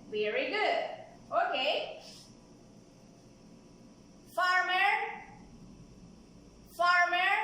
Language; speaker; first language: English; non-native, fluent; Spanish